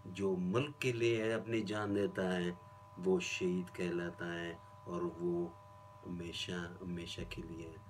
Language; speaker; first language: Urdu; non-native, fluent; Pashto